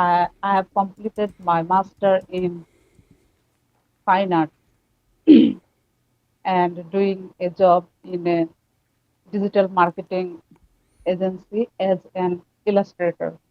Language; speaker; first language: English; non-native, learner; Bangla